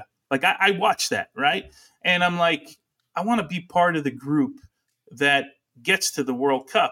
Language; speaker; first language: English; early bilingual, other home language; Italian